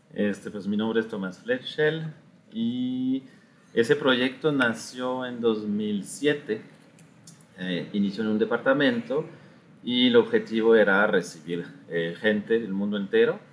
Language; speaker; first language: Spanish; non-native, fluent; French